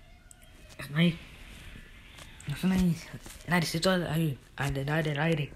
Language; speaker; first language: Spanish; early bilingual, heritage; Spanish